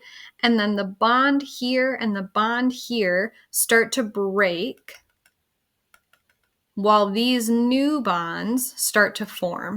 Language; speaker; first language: English; native; English